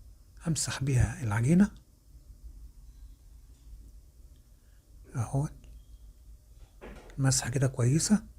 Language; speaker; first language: Arabic; native; Arabic